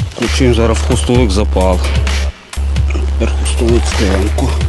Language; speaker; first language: Ukrainian; native; Ukrainian